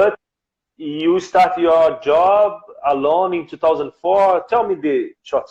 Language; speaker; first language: English; non-native, learner; Portuguese